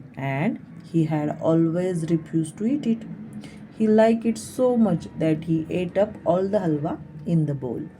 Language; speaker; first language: English; non-native, local second language; Marathi